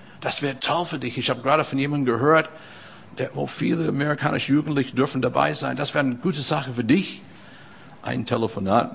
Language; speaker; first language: German; non-native, fluent; English